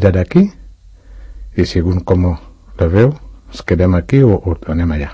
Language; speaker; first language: Catalan; non-native, fluent; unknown